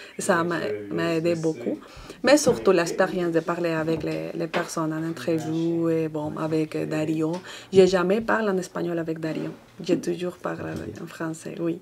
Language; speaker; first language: French; non-native, fluent; Spanish